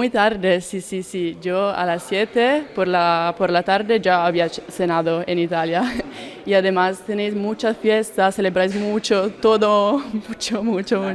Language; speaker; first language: Spanish; non-native, learner; Italian